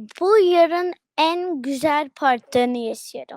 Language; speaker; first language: Turkish; early bilingual, heritage; Turkish